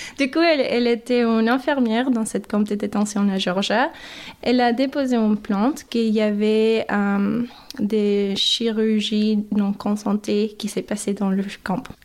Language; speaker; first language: French; non-native, fluent; English